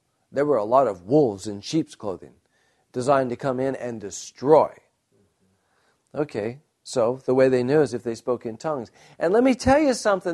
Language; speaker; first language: English; native; English